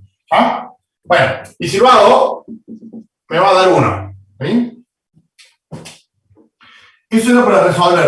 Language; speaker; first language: Spanish; native; Spanish